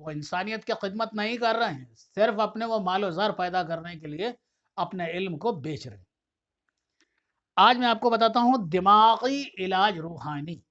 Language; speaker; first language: Urdu; native; Urdu